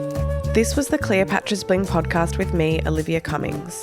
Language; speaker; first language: English; native; English